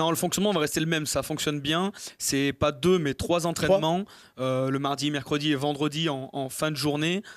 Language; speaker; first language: French; native; French